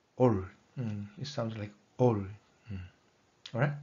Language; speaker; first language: English; non-native, fluent; Korean